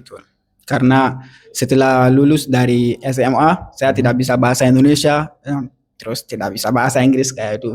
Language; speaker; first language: Indonesian; non-native, learner; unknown